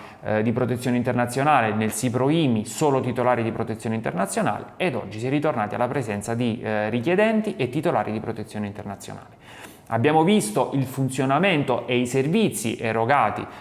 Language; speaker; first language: Italian; native; Italian